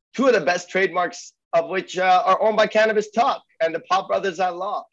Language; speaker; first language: English; early bilingual, other home language; Persian